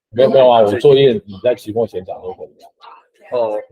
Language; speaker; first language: Chinese; non-native, fluent; English